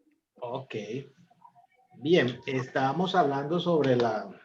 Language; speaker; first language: Spanish; native; Spanish